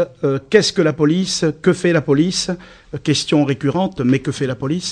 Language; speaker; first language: French; native; French